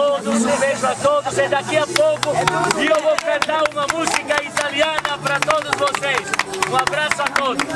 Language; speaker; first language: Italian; non-native, learner; Portuguese